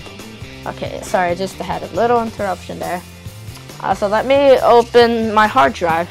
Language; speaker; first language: English; native; English